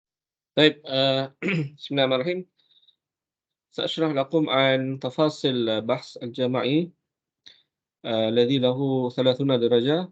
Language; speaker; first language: Arabic; non-native, fluent; Malay